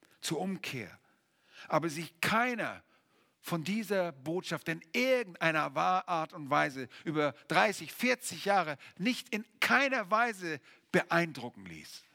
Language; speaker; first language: German; native; German